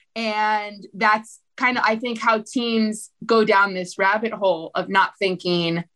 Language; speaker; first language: English; native; English